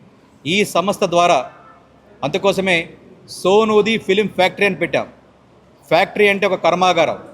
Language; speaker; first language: Telugu; native; Telugu